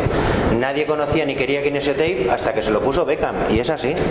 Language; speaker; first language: Spanish; native; Spanish